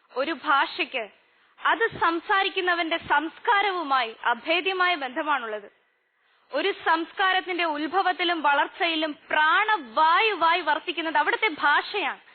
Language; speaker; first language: Malayalam; native; Malayalam